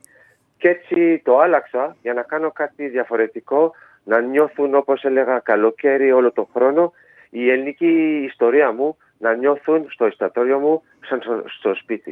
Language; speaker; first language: Greek; early bilingual, heritage; Greek